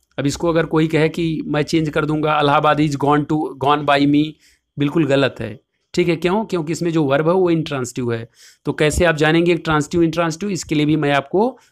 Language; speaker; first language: Hindi; native; Hindi